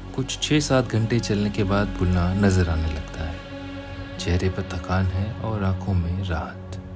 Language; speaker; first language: Hindi; native; Hindi